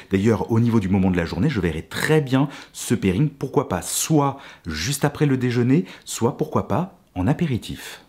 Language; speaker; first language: French; native; French